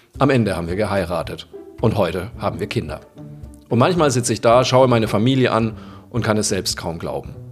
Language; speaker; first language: German; native; German